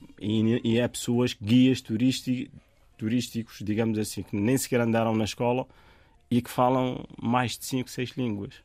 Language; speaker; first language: Portuguese; non-native, fluent; Arabic